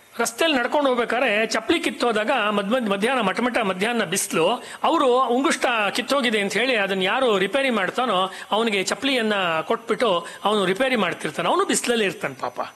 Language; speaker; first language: Kannada; native; Kannada